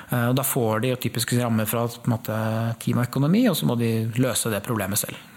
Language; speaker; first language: Norwegian; native; Norwegian